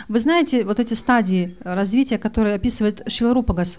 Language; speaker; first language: Russian; native; Russian